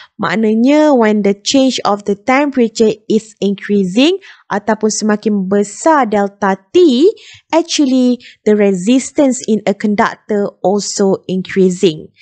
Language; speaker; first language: English; non-native, local second language; Malay